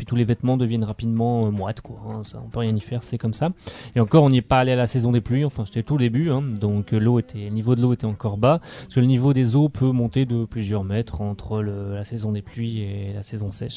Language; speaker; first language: French; native; French